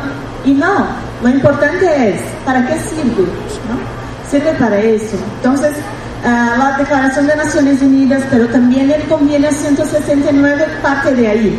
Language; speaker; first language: Spanish; non-native, fluent; Portuguese